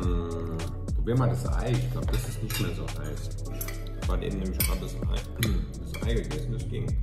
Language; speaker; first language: German; native; German